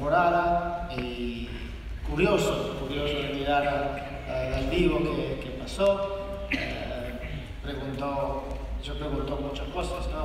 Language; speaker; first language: Spanish; non-native, learner; Italian